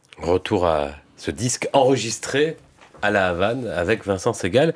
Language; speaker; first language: French; native; French